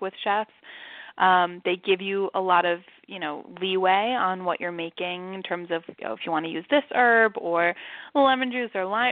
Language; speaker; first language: English; native; English